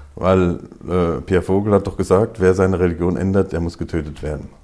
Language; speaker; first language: German; native; German